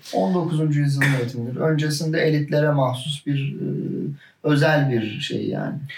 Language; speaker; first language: Turkish; native; Turkish